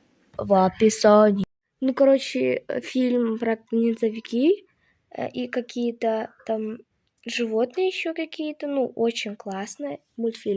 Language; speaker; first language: Russian; non-native, local second language; Kazakh